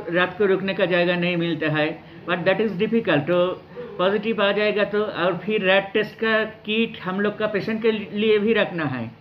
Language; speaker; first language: Hindi; non-native, local second language; Nepali